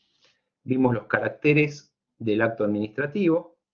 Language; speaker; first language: Spanish; native; Spanish